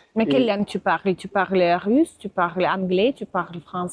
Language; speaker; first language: French; non-native, fluent; Russian